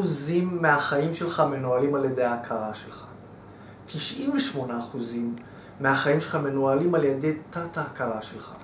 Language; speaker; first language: Hebrew; native; Hebrew